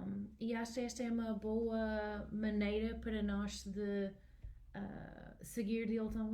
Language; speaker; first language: Portuguese; non-native, learner; English